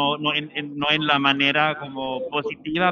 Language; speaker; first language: Spanish; non-native, fluent; German